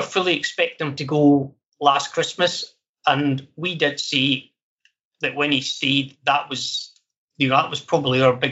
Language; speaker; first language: English; native; English